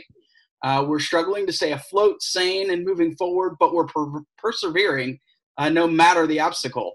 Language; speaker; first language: English; native; English